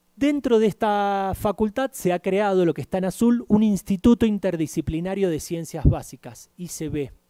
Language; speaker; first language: Spanish; native; Spanish